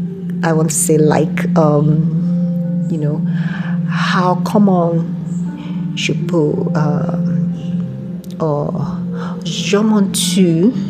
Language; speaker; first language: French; non-native, learner; English